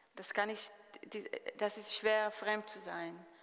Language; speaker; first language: German; non-native, fluent; Hebrew